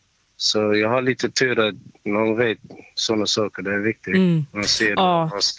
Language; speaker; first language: Swedish; non-native, fluent; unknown